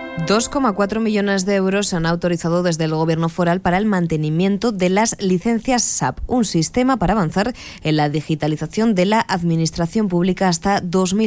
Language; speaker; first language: Spanish; native; Spanish